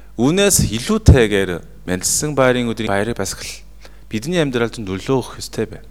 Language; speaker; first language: Mongolian; non-native, fluent; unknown